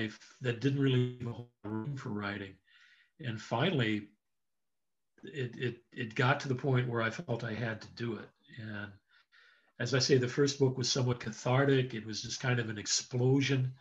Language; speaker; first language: English; native; English